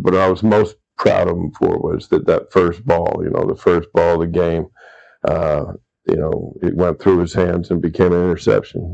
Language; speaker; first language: English; native; English